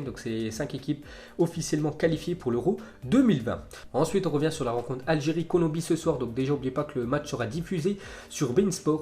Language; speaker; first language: French; native; French